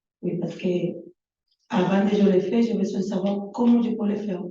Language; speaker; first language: French; non-native, learner; Spanish